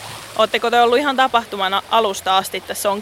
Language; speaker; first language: Finnish; native; Finnish